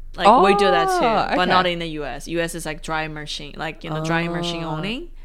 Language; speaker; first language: English; non-native, fluent; Chinese